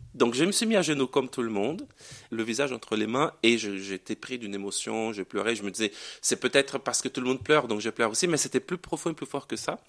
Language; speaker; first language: French; non-native, fluent; Portuguese